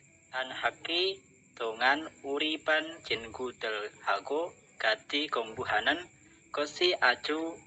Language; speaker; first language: Korean; non-native, learner; Indonesian